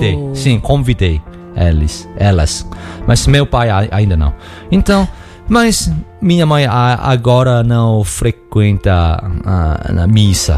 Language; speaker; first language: Portuguese; non-native, learner; Korean